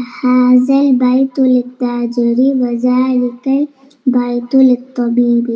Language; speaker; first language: Arabic; non-native, learner; Malayalam